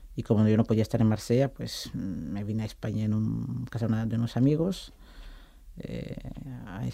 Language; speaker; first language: Spanish; non-native, fluent; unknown